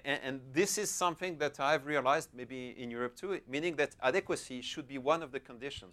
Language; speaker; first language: English; non-native, fluent; French